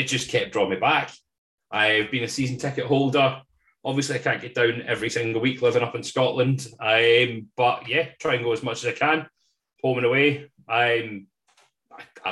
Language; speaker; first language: English; native; English